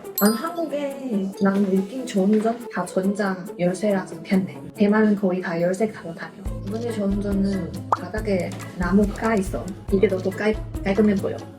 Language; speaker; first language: Korean; non-native, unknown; Chinese